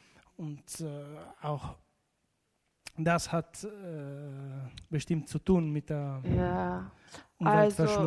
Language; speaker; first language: German; non-native, local second language; Italian